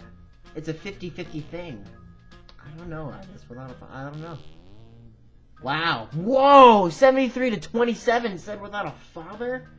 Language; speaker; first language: English; native; English